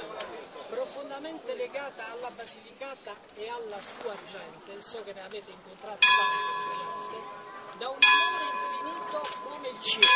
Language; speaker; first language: Italian; native; Italian